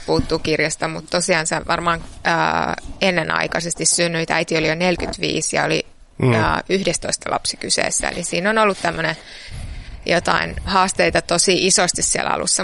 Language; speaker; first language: Finnish; native; Finnish